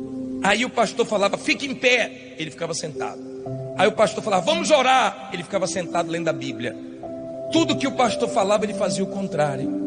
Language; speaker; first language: Portuguese; native; Portuguese